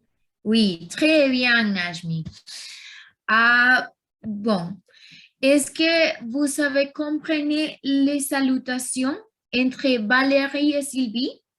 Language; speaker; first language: French; non-native, learner; Spanish